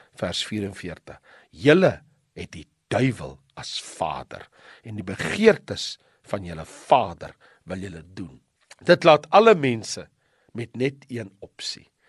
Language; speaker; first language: Afrikaans; native; Afrikaans